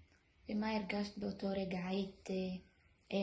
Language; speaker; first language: Hebrew; native; Hebrew